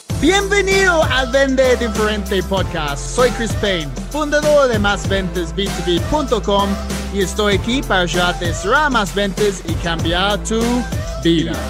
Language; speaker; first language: Spanish; non-native, fluent; English